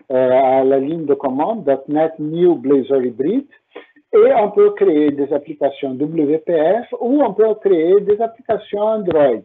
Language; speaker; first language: French; non-native, fluent; Portuguese